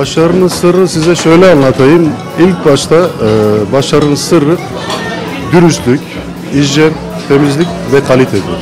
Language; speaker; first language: Turkish; native; Turkish